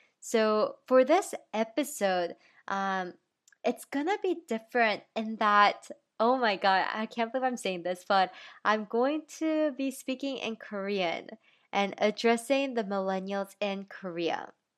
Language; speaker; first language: English; early bilingual, other home language; Korean